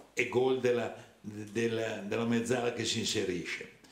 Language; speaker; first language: Italian; native; Italian